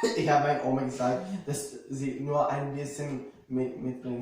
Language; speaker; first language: German; non-native, fluent; Portuguese